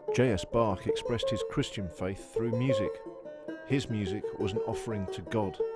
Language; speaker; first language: English; native; English